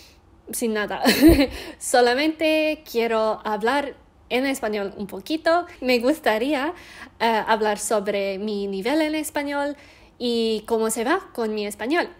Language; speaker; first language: Spanish; non-native, learner; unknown